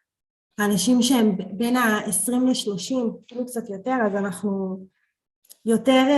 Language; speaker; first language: Hebrew; early bilingual, other home language; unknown